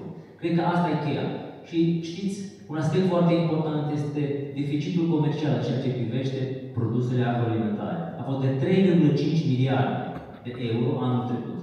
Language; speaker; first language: Romanian; native; Romanian